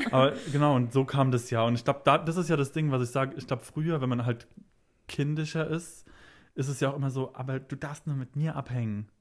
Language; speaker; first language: German; native; German